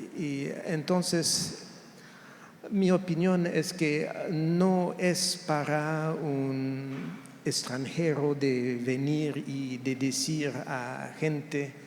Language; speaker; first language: Spanish; non-native, fluent; French